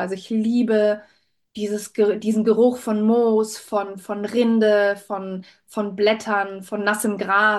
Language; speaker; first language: German; native; German